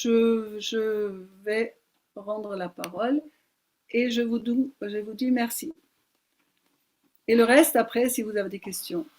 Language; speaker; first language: French; non-native, fluent; German